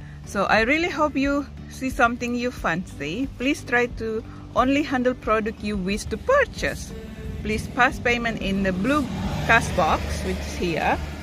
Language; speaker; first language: English; non-native, fluent; Indonesian